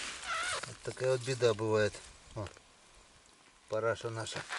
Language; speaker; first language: Russian; native; Russian